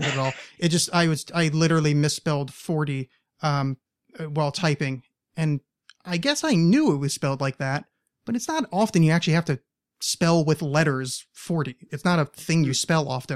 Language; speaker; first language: English; native; English